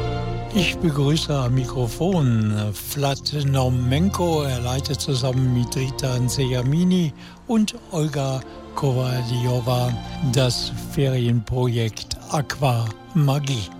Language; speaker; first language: German; native; German